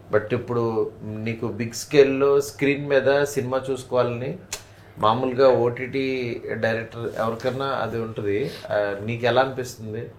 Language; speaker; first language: Telugu; native; Telugu